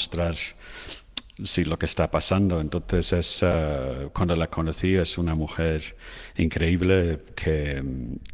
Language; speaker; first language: Spanish; non-native, fluent; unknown